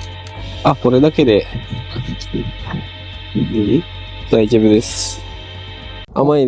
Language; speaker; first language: Japanese; non-native, learner; Indonesian